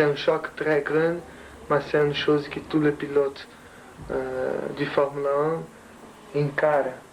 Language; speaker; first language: French; non-native, learner; Portuguese